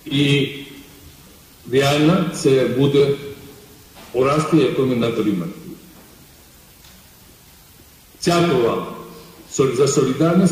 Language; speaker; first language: Ukrainian; non-native, fluent; Georgian